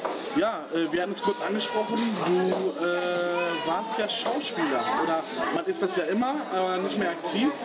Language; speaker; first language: German; native; German